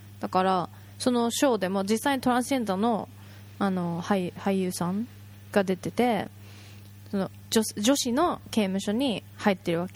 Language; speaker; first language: Japanese; native; Japanese